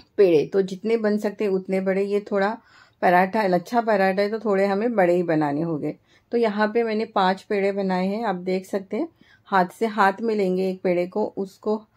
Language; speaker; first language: Hindi; non-native, local second language; Marathi